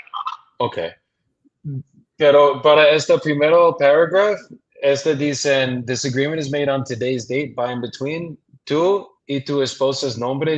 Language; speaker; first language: Spanish; non-native, learner; English